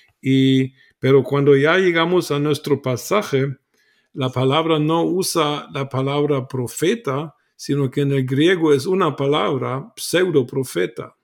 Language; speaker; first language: Spanish; non-native, fluent; German